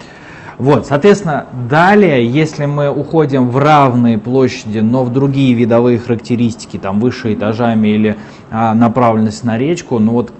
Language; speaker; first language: Russian; native; Russian